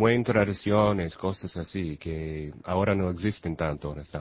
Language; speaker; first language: Spanish; non-native, learner; English